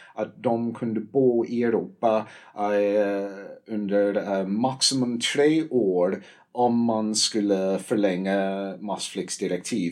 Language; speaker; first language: Swedish; non-native, fluent; English